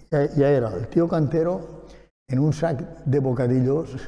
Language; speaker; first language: Spanish; non-native, local second language; Catalan